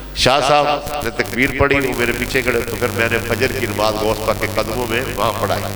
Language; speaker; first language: Urdu; non-native, local second language; Punjabi